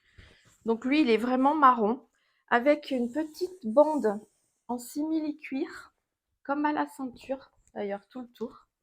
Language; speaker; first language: French; native; French